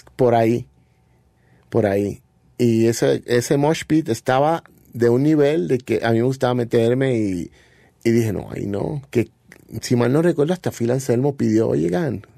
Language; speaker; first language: Spanish; native; Spanish